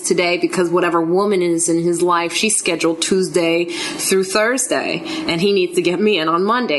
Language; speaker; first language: English; native; English